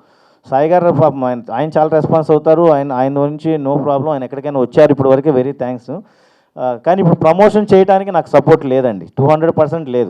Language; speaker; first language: Telugu; native; Telugu